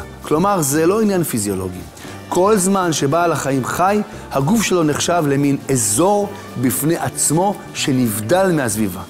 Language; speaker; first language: Hebrew; native; Hebrew